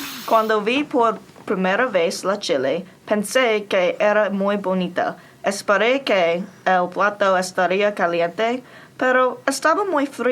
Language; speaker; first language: Spanish; non-native, learner; English